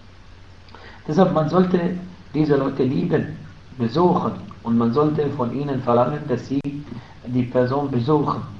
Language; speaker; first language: German; non-native, fluent; Arabic